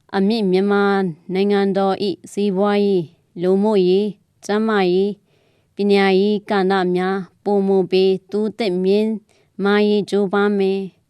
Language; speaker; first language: Burmese; non-native, local second language; Tedim Chin